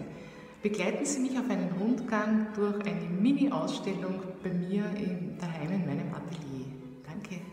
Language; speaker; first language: German; native; German